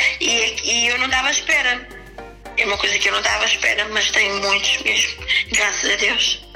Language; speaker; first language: Portuguese; early bilingual, other home language; Kabuverdianu